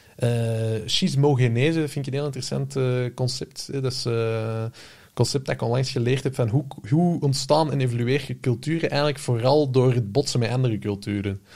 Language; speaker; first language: Dutch; native; Dutch